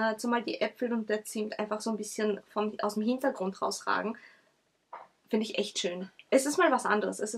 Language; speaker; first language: German; early bilingual, other home language; Russian